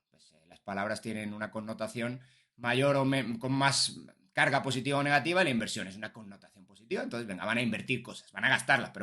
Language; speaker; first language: Spanish; native; Spanish